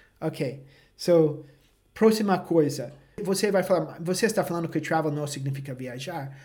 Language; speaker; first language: Portuguese; non-native, fluent; English